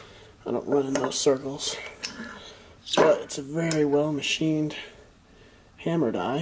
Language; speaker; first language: English; native; English